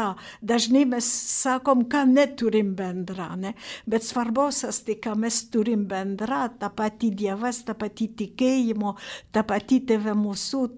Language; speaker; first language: Lithuanian; non-native, fluent; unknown